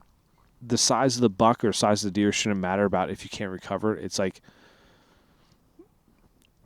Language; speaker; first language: English; native; English